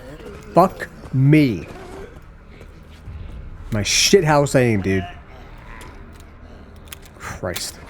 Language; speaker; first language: English; native; English